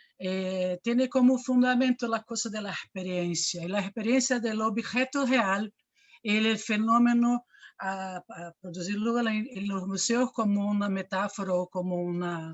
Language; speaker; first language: Spanish; non-native, fluent; Portuguese